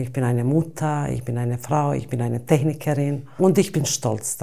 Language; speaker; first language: German; non-native, fluent; Bosnian